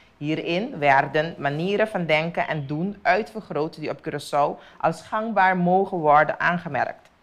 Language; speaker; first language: Dutch; non-native, local second language; Papiamento